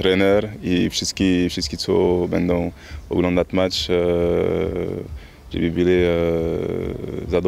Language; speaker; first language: Polish; non-native, learner; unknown